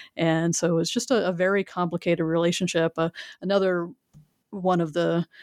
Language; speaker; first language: English; native; English